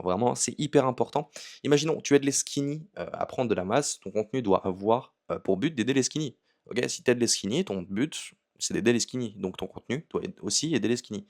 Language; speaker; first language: French; native; French